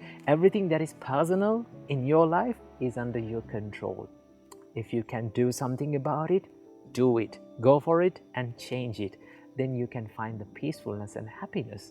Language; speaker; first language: English; non-native, local second language; Sinhala